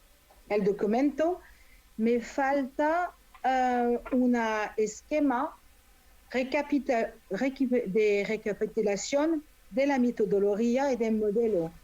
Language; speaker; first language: Spanish; non-native, fluent; French